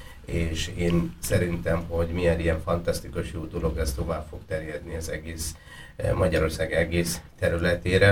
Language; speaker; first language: Hungarian; non-native, fluent; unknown